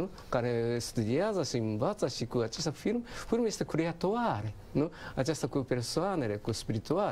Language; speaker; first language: Romanian; non-native, learner; Japanese